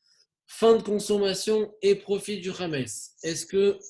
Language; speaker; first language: French; native; French